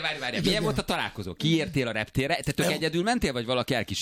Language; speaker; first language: Hungarian; native; Hungarian